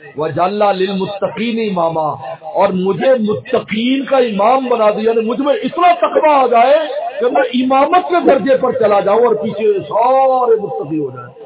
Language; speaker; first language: Urdu; non-native, local second language; Pashto